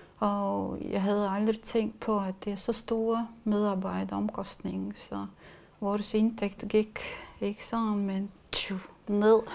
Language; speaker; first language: Danish; non-native, learner; Latvian